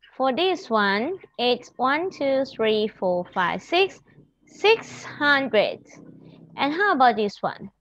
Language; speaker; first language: English; non-native, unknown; Thai